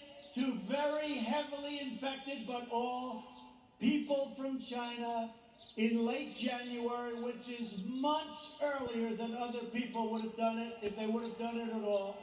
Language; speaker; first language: English; native; English